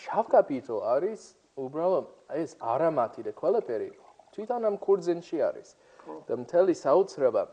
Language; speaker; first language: Georgian; non-native, fluent; English